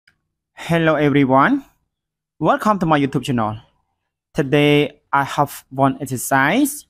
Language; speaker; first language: English; non-native, learner; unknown